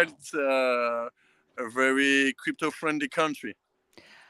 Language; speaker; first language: English; non-native, learner; French